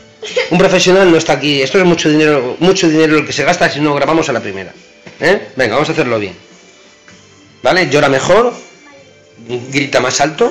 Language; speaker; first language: Spanish; native; Spanish